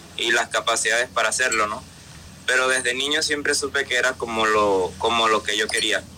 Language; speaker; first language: Spanish; native; Spanish